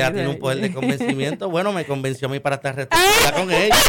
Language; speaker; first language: Spanish; native; Spanish